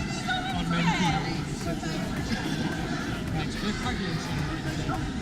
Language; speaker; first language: Welsh; non-native, local second language; English